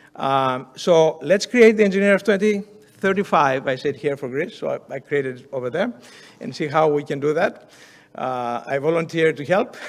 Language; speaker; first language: English; non-native, fluent; Greek